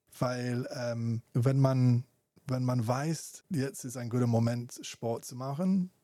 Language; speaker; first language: German; non-native, fluent; English